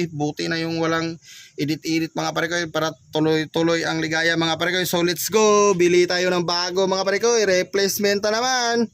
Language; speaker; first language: Filipino; non-native, local second language; Cebuano